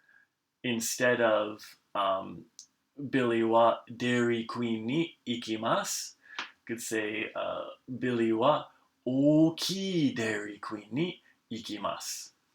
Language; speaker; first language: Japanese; non-native, fluent; English